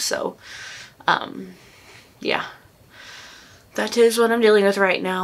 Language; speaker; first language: English; native; English